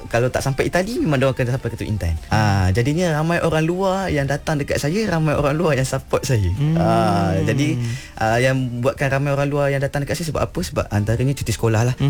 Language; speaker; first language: Malay; native; Malay